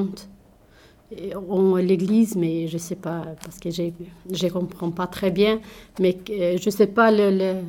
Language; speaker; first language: French; non-native, learner; Albanian